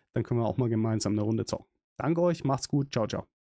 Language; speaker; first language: German; native; German